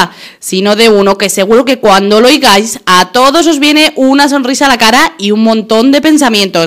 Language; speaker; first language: Spanish; native; Spanish